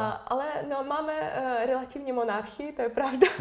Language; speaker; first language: Czech; non-native, fluent; Russian